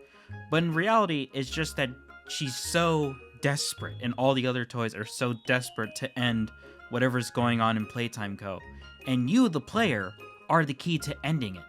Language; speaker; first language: English; native; English